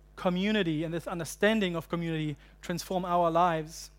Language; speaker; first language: English; non-native, fluent; German